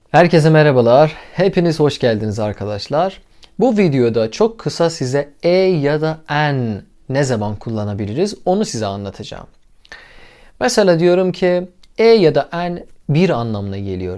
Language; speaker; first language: Turkish; non-native, fluent; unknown